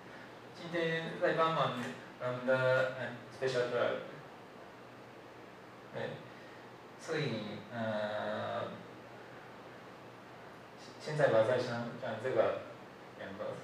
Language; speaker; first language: Chinese; non-native, learner; Japanese